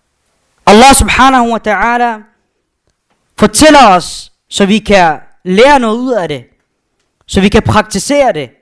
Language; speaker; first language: Danish; non-native, fluent; Arabic